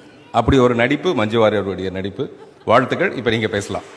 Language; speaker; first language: Tamil; native; Tamil